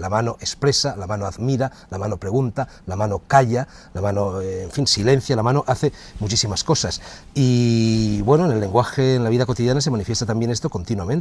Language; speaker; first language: Spanish; native; Spanish